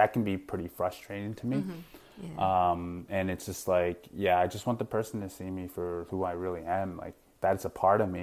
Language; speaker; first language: English; native; English